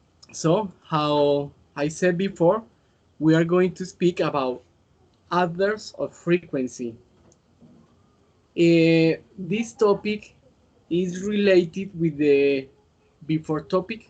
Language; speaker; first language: English; non-native, learner; Spanish